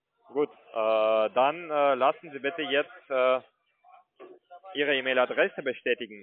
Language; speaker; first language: German; non-native, fluent; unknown